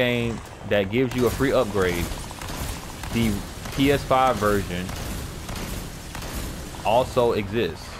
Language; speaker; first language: English; native; English